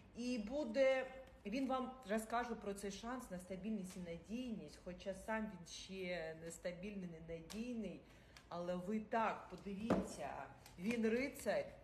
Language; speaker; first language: Ukrainian; non-native, local second language; Russian